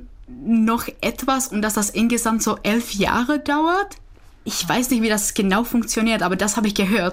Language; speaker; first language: German; non-native, fluent; Czech